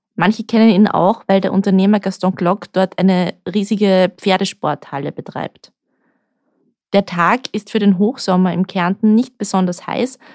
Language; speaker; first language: German; native; German